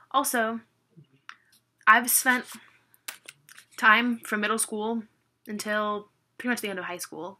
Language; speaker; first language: English; native; English